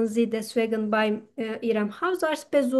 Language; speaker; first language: German; non-native, fluent; Turkish